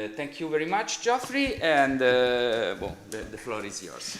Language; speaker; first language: English; non-native, fluent; Italian